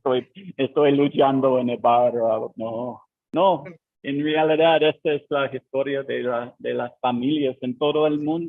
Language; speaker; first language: Spanish; non-native, learner; English